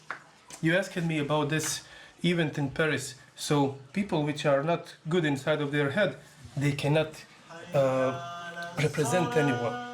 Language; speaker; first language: English; non-native, fluent; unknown